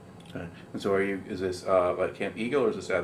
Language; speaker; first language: English; native; English